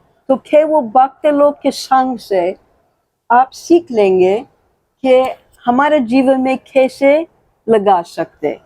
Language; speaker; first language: Hindi; non-native, learner; English